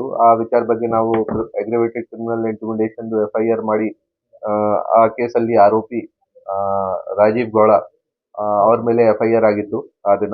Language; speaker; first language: Kannada; non-native, fluent; Hindi